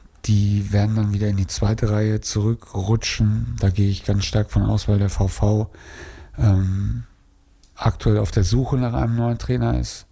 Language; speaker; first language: German; native; German